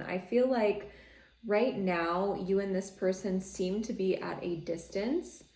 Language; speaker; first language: English; native; English